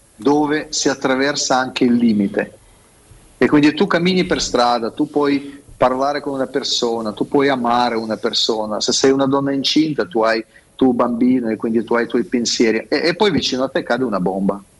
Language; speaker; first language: Italian; non-native, fluent; Russian